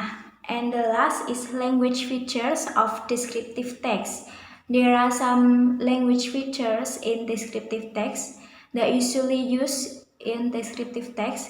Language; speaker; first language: English; non-native, learner; Indonesian